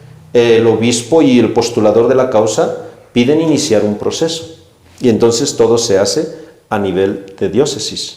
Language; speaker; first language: Spanish; native; Spanish